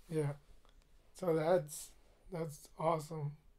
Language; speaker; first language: English; early bilingual, other home language; Spanish